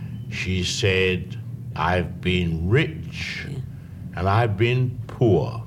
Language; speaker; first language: English; native; English